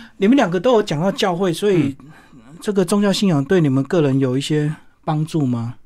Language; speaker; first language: Chinese; native; Chinese